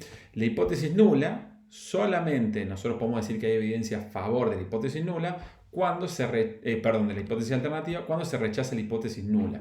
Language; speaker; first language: Spanish; native; Spanish